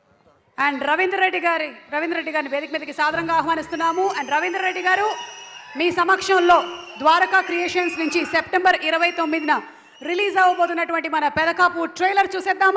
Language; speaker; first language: Telugu; native; Telugu